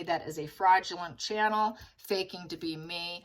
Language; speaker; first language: English; native; English